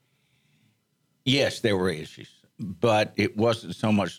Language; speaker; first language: English; native; English